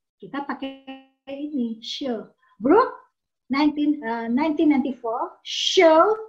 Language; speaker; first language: English; non-native, fluent; Indonesian